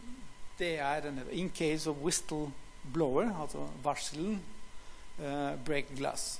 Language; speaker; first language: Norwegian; non-native, fluent; Greek